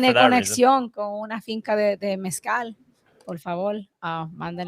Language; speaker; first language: Spanish; early bilingual, heritage; English